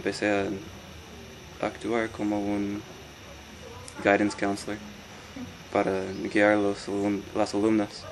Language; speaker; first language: Spanish; non-native, fluent; English